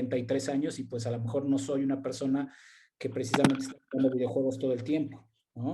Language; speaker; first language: Spanish; native; Spanish